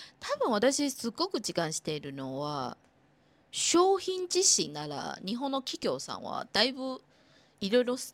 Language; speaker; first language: Japanese; non-native, fluent; Chinese